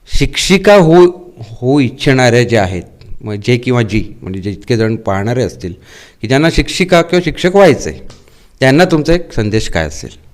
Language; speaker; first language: Marathi; native; Marathi